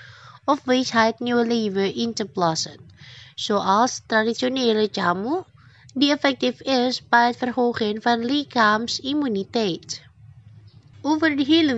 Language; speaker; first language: Dutch; non-native, fluent; Indonesian